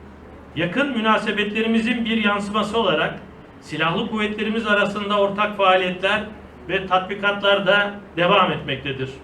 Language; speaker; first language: Turkish; native; Turkish